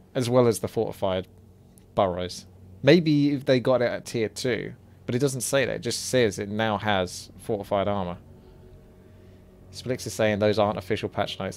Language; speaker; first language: English; native; English